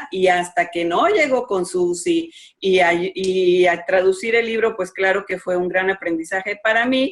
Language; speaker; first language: Spanish; native; Spanish